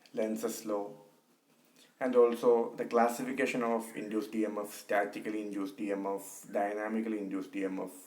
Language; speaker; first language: English; non-native, local second language; Malayalam